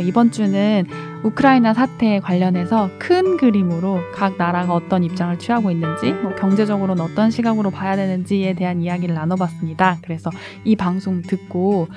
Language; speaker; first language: Korean; native; Korean